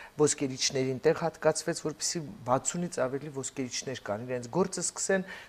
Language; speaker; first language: Armenian; native; Armenian